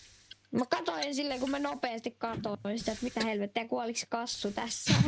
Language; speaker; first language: Finnish; native; Finnish